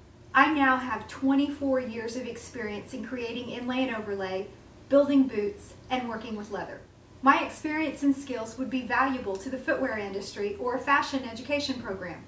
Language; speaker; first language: English; native; English